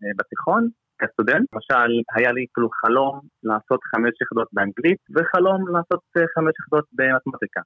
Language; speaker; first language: Hebrew; non-native, local second language; Arabic